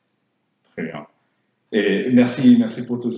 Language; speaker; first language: French; non-native, fluent; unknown